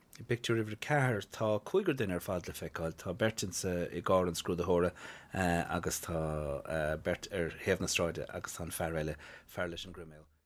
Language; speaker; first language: Irish; native; Irish